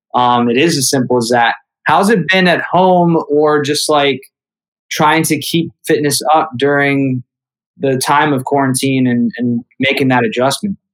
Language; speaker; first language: English; native; English